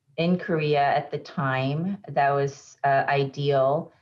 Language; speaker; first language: English; native; English